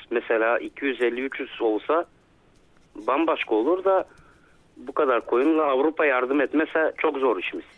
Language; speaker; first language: Turkish; native; Turkish